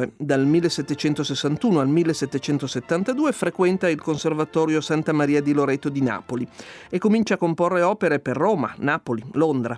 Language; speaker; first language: Italian; native; Italian